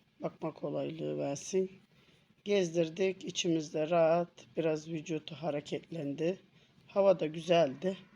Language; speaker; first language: Turkish; native; Turkish